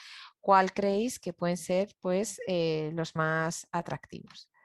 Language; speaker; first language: Spanish; native; Spanish